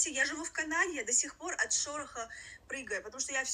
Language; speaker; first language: Russian; non-native, local second language; Chechen